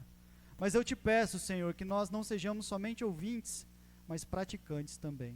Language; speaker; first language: Portuguese; native; Portuguese